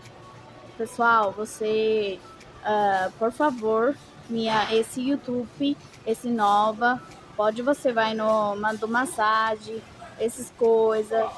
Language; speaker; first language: Portuguese; non-native, learner; Persian